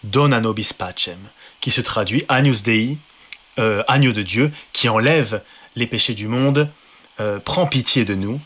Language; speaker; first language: French; native; French